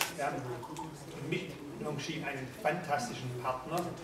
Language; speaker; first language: German; native; German